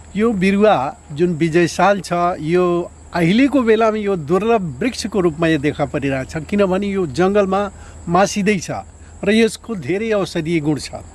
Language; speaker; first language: Nepali; non-native, local second language; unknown